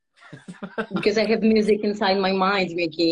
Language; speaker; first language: English; non-native, fluent; Polish